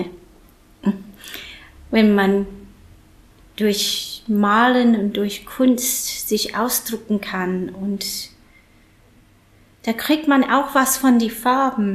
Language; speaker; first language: German; non-native, fluent; English